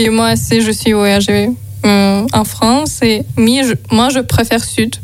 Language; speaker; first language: French; non-native, learner; Azerbaijani